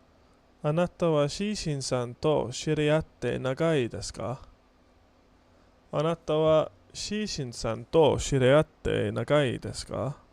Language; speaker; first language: Japanese; non-native, learner; English